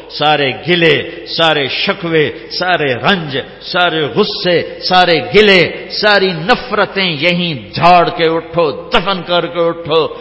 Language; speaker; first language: Urdu; native; Urdu